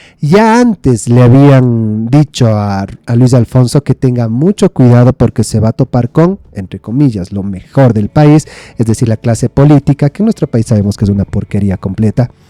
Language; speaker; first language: Spanish; native; Spanish